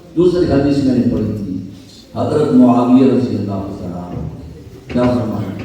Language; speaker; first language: Urdu; non-native, local second language; Pashto